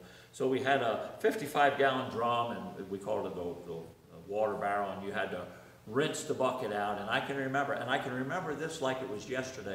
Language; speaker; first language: English; native; English